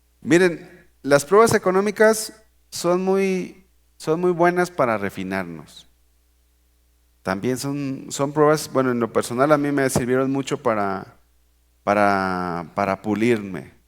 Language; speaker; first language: Spanish; native; Spanish